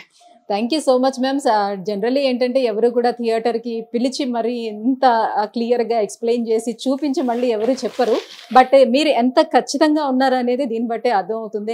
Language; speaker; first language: Telugu; native; Telugu